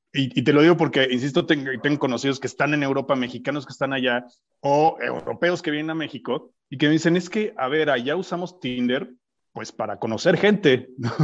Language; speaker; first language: Spanish; native; Spanish